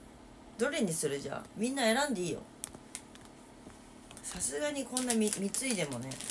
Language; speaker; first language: Japanese; native; Japanese